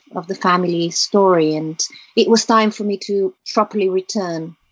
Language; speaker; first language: English; early bilingual, other home language; Bulgarian